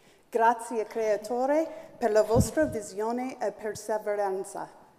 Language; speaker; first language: Italian; non-native, learner; English